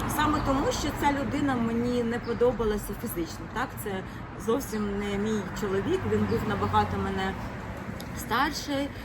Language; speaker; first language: Ukrainian; native; Ukrainian